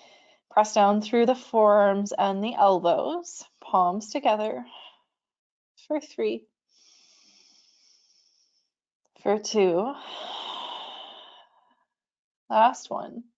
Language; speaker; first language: English; native; English